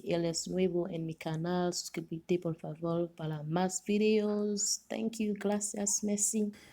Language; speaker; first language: Spanish; non-native, learner; Haitian Creole